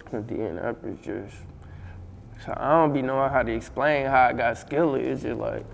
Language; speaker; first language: English; native; English